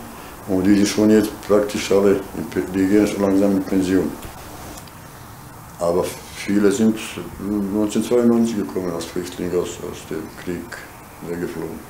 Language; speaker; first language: German; non-native, learner; Bosnian